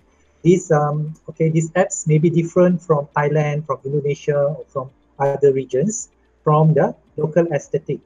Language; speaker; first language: English; non-native, local second language; Malay